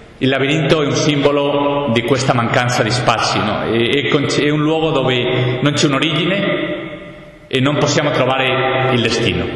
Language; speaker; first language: Italian; non-native, fluent; Spanish